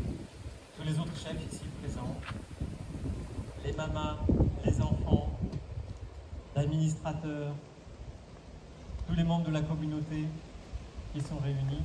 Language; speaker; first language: French; native; French